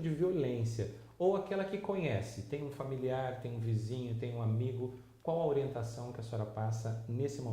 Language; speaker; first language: Portuguese; native; Portuguese